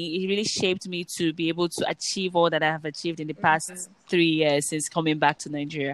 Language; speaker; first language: English; non-native, local second language; Igbo